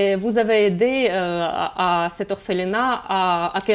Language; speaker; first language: French; non-native, fluent; Russian